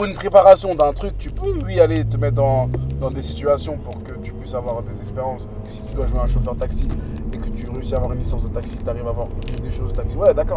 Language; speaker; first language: French; native; French